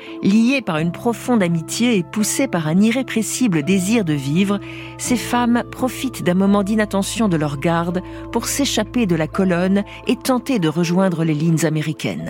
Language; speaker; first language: French; native; French